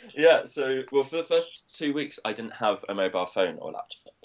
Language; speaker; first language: English; native; English